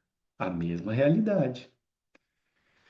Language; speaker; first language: Portuguese; native; Portuguese